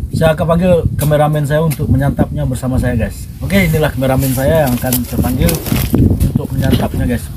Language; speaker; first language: Indonesian; non-native, local second language; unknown